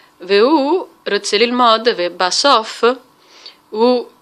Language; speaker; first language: Hebrew; non-native, fluent; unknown